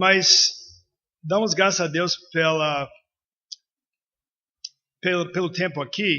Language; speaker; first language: Portuguese; non-native, fluent; English